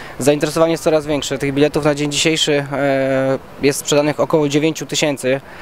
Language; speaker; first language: Polish; native; Polish